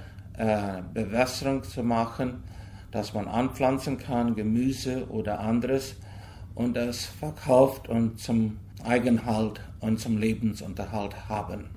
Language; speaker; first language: German; early bilingual, heritage; German